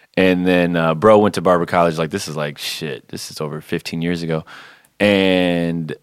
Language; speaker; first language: English; native; English